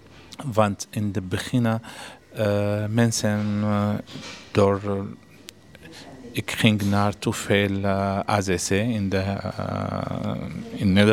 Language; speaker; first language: Dutch; non-native, learner; Arabic